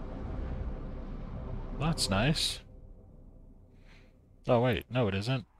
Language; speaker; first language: English; native; English